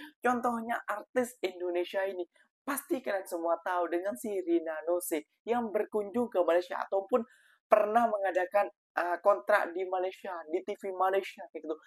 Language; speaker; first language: Indonesian; native; Indonesian